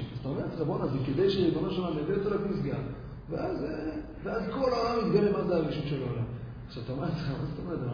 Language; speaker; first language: Hebrew; native; Hebrew